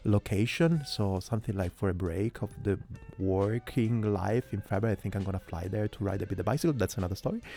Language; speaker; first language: English; non-native, fluent; Italian